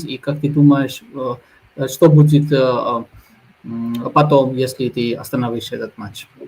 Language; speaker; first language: Russian; non-native, learner; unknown